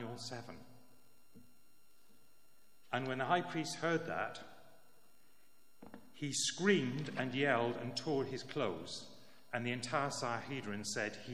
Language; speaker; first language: English; native; English